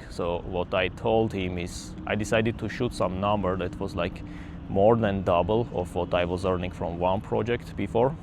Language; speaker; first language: English; non-native, fluent; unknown